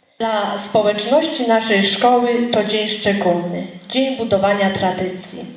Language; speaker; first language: Polish; native; Polish